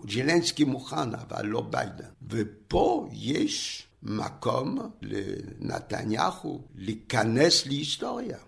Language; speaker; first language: Hebrew; non-native, fluent; French